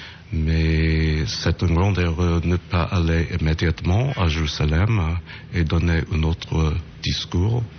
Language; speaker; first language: French; non-native, fluent; English